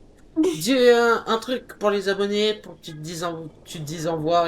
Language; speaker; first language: French; native; French